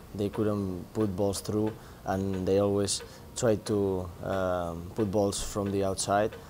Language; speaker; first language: English; non-native, fluent; Spanish